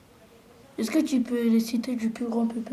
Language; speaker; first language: French; early bilingual, other home language; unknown